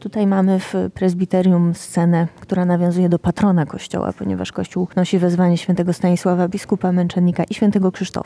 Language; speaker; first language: Polish; native; Polish